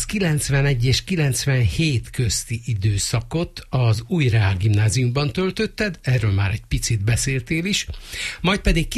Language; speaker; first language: Hungarian; native; Hungarian